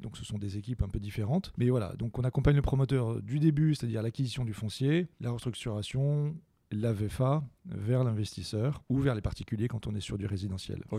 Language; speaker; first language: French; native; French